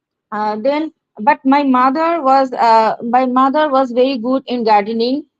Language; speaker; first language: English; non-native, learner; Bangla